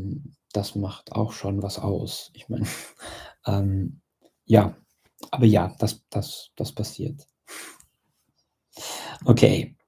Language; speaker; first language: German; non-native, fluent; English